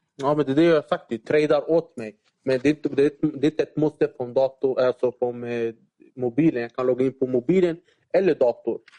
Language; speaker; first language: Swedish; early bilingual, other home language; Arabic